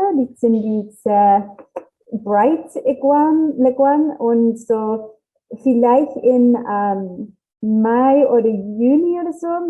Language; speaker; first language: German; non-native, learner; English